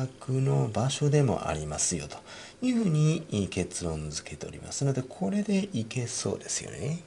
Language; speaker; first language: Japanese; native; Japanese